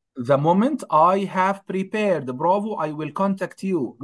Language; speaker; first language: English; non-native, fluent; Arabic